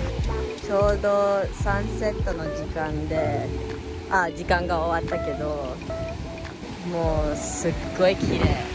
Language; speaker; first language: Japanese; early bilingual, heritage; English